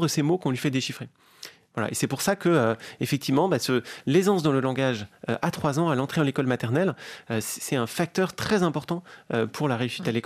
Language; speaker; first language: French; native; French